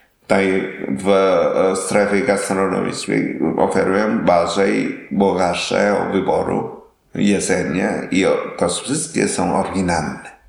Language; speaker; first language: Polish; non-native, learner; Vietnamese